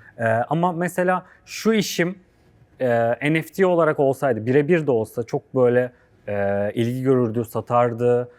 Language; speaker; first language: Turkish; native; Turkish